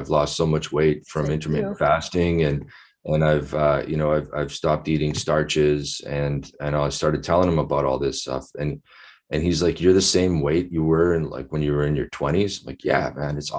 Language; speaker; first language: English; native; English